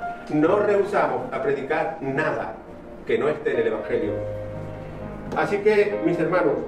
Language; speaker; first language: Spanish; native; Spanish